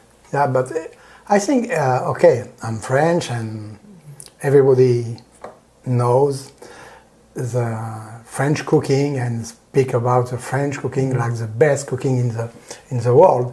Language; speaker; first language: English; non-native, learner; French